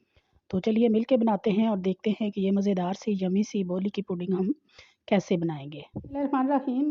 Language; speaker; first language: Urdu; non-native, local second language; Pahari-Potwari